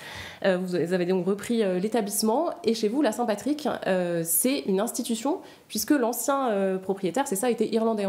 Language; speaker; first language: French; native; French